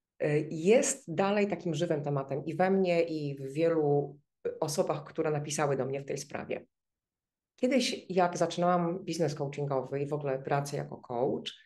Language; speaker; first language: Polish; native; Polish